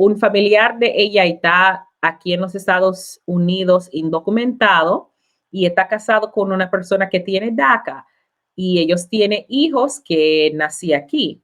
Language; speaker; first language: Spanish; non-native, learner; English